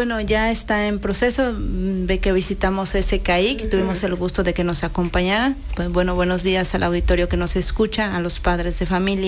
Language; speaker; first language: Spanish; native; Spanish